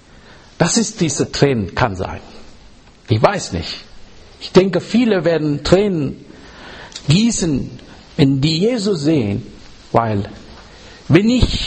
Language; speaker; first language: German; non-native, learner; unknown